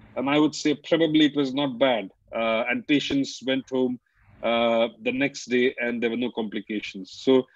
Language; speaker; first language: English; non-native, local second language; Hindi